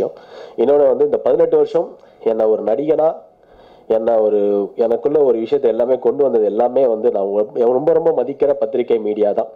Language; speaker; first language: Tamil; native; Tamil